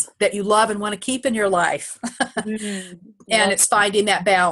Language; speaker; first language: English; native; English